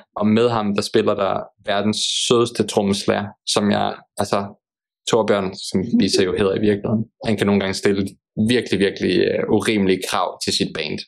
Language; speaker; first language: Danish; early bilingual, other home language; Bosnian